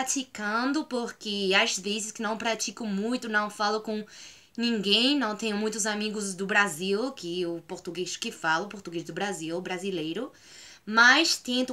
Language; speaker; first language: Portuguese; non-native, fluent; Spanish